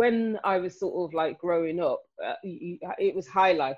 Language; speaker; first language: English; native; English